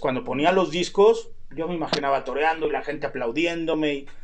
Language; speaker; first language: Spanish; native; Spanish